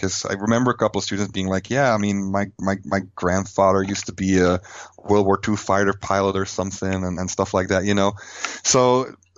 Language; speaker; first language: English; non-native, fluent; Dutch